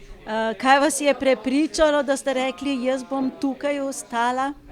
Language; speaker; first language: Slovenian; native; Slovenian